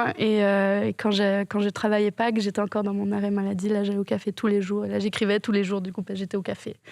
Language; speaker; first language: French; native; French